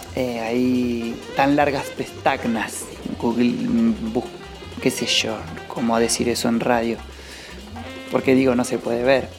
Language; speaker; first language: Spanish; native; Spanish